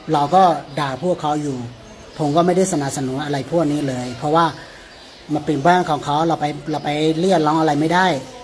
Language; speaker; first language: Thai; non-native, fluent; Burmese